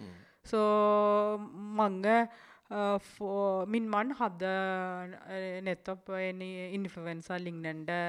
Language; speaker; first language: Norwegian; non-native, fluent; Tamil